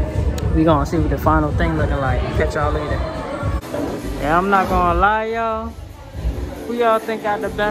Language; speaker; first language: English; native; English